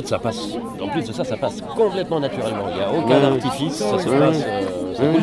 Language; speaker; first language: French; native; French